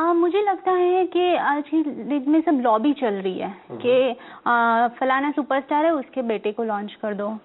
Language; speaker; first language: Hindi; non-native, local second language; Gujarati